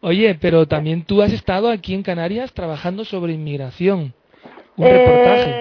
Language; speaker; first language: Spanish; native; Spanish